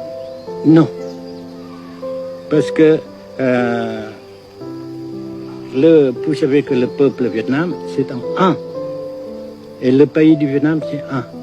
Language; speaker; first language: French; non-native, local second language; Vietnamese